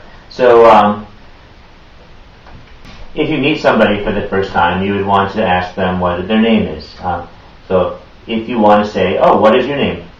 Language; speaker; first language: English; native; English